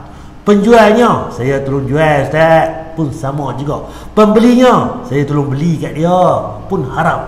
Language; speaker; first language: Malay; native; Malay